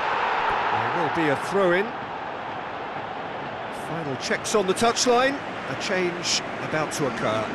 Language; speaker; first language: English; native; English